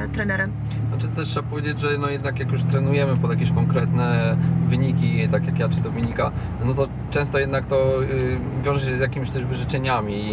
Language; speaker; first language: Polish; native; Polish